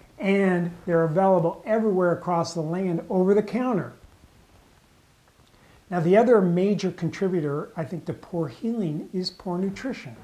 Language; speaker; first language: English; native; English